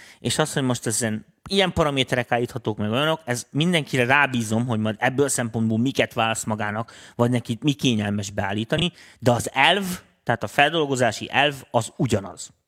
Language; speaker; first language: Hungarian; native; Hungarian